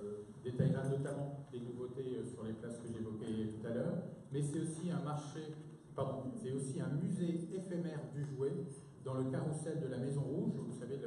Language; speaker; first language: French; native; French